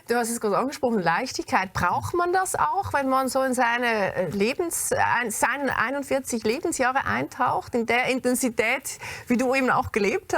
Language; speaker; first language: German; native; German